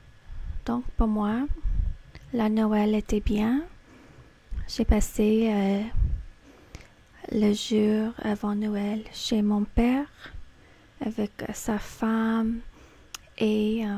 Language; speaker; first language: French; non-native, fluent; English